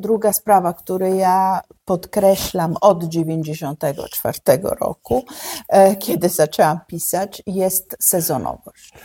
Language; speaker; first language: Polish; non-native, fluent; Italian